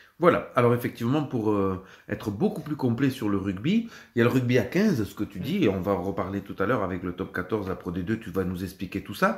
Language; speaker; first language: French; native; French